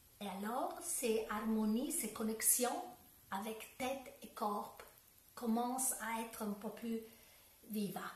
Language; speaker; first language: French; non-native, learner; Italian